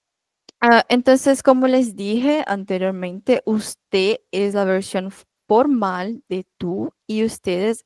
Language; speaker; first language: Spanish; non-native, fluent; Portuguese